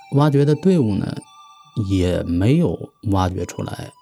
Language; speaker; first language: Chinese; native; Chinese